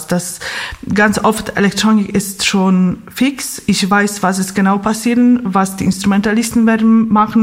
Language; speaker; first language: German; non-native, fluent; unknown